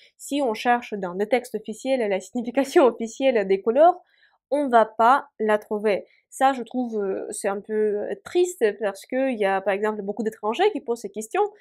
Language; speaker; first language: French; non-native, fluent; Russian